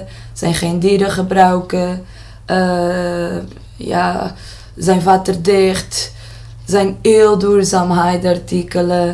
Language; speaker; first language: Dutch; non-native, learner; Portuguese